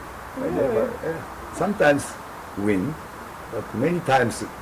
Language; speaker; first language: English; non-native, learner; Japanese